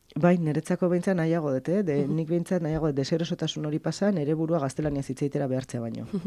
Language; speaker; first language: Basque; native; Basque